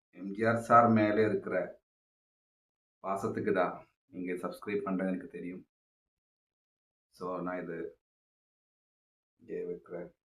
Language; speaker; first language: Tamil; non-native, local second language; Malayalam